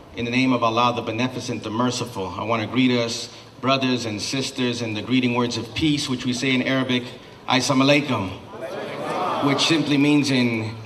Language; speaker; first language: English; early bilingual, other home language; Spanish